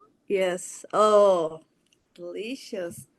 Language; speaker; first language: English; non-native, learner; Spanish